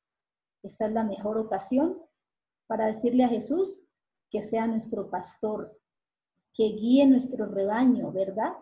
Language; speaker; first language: Spanish; native; Spanish